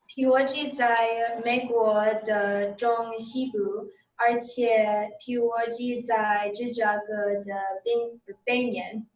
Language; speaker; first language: Chinese; non-native, learner; English